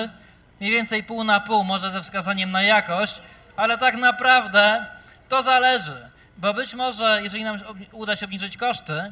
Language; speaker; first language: Polish; native; Polish